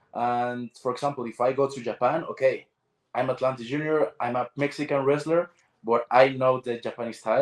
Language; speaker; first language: English; non-native, learner; Spanish